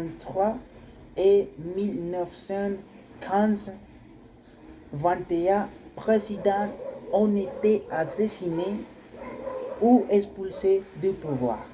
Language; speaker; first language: French; non-native, learner; Spanish